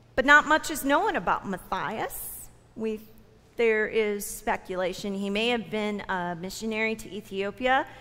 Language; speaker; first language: English; native; English